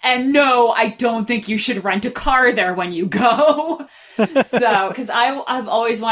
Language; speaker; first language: English; native; English